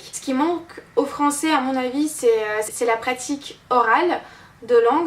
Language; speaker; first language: French; non-native, fluent; Russian